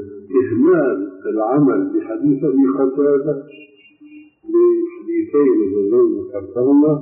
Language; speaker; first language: Arabic; native; Arabic